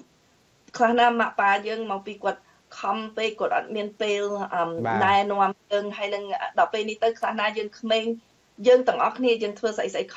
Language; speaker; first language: Khmer; early bilingual, heritage; Khmer